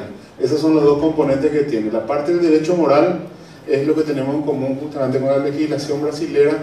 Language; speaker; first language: Spanish; native; Spanish